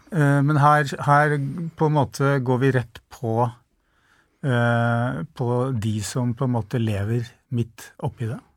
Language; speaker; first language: Norwegian; native; Norwegian